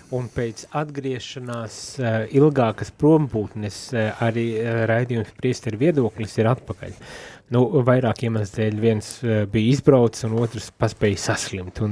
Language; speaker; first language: Latvian; native; Latvian